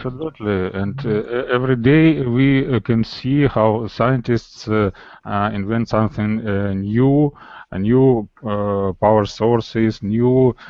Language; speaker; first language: English; non-native, learner; Russian